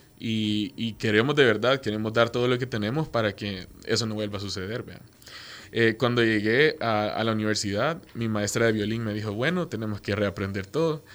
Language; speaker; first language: Spanish; native; Spanish